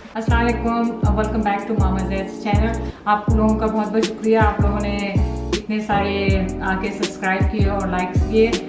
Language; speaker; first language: Urdu; native; Urdu